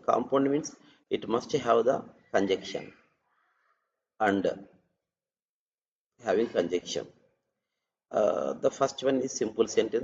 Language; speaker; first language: English; non-native, local second language; Telugu